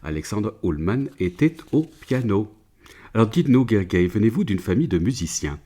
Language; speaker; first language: French; native; French